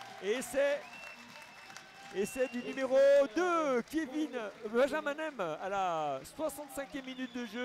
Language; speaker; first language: French; native; French